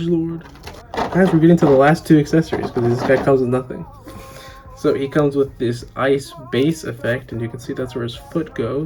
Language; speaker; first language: English; native; English